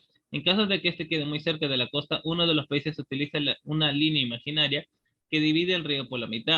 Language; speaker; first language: Spanish; native; Spanish